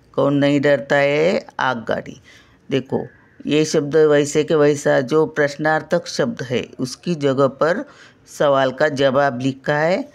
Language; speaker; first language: Hindi; non-native, local second language; Marathi